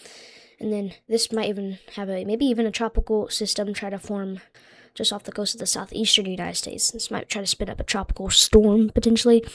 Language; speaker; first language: English; native; English